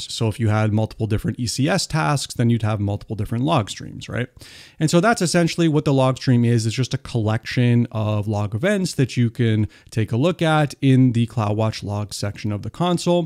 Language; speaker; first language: English; native; English